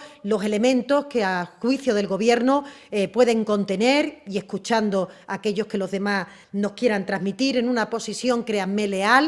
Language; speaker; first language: Spanish; native; Spanish